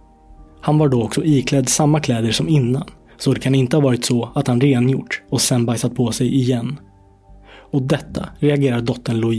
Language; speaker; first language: Swedish; native; Swedish